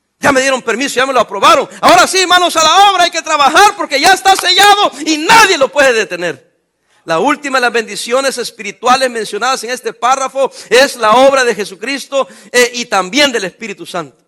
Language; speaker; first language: Spanish; native; Spanish